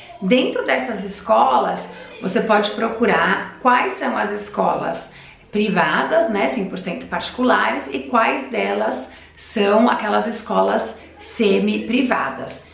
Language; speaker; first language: Portuguese; native; Portuguese